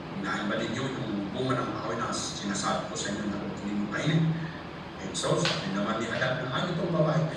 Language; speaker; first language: Filipino; non-native, local second language; Cebuano